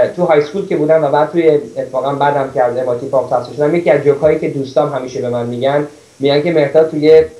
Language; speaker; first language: Persian; early bilingual, heritage; Persian